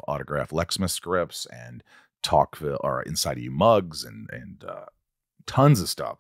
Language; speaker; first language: English; native; English